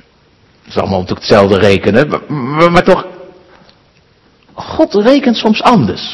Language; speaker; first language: Dutch; native; Dutch